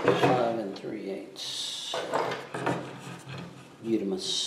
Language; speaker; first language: English; native; English